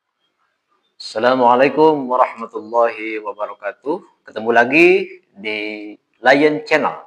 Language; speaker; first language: Indonesian; native; Indonesian